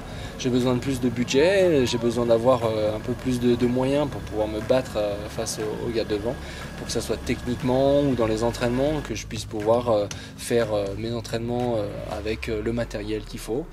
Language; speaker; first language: French; native; French